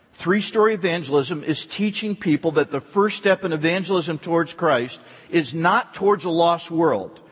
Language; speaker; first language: English; native; English